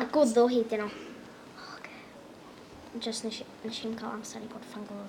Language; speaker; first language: Welsh; native; Welsh